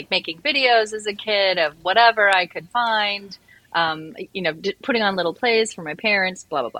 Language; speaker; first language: English; native; English